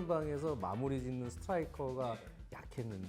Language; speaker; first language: Korean; native; Korean